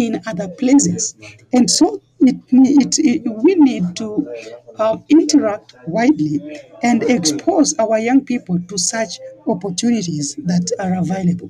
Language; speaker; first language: English; non-native, local second language; Luo (Kenya and Tanzania)